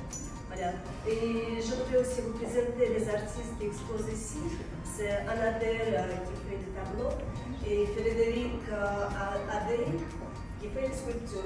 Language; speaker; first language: French; non-native, fluent; Russian